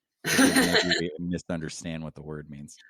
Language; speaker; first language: English; native; English